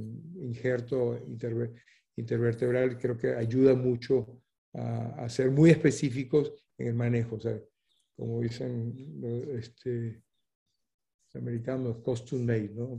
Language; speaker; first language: Spanish; native; Spanish